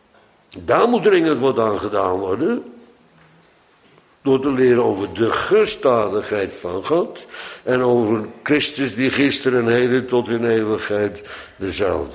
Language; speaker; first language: Dutch; native; Dutch